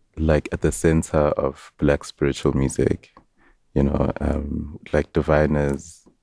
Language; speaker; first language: English; non-native, local second language; Zulu